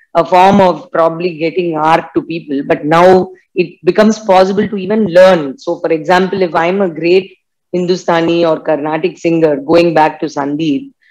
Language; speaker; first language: English; non-native, local second language; Tamil